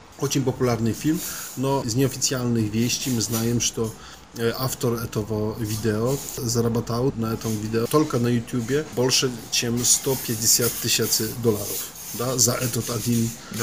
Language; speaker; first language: Russian; non-native, learner; Polish